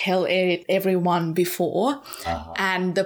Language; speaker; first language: English; non-native, fluent; Thai